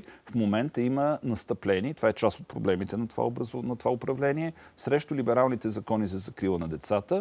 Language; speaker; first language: Bulgarian; native; Bulgarian